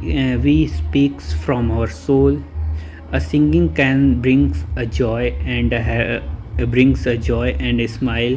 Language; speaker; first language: English; non-native, learner; Hindi